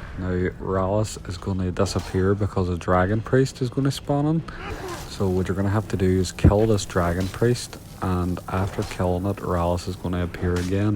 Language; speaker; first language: English; native; English